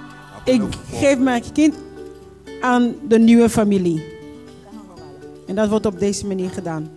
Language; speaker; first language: Dutch; non-native, fluent; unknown